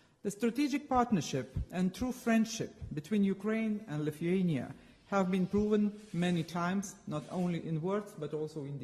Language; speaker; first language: English; non-native, fluent; Lithuanian